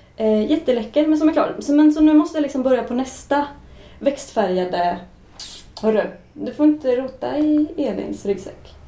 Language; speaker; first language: Swedish; native; Swedish